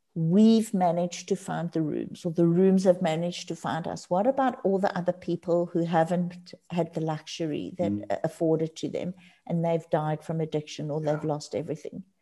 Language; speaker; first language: English; native; English